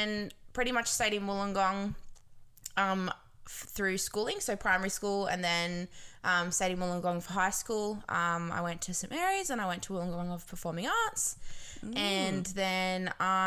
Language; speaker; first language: English; native; English